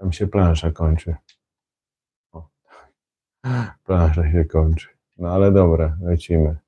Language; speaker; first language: Polish; native; Polish